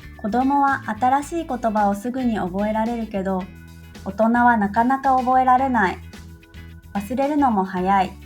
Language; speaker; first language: Japanese; native; Japanese